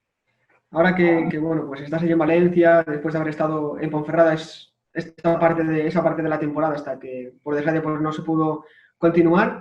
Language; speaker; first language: Spanish; native; Spanish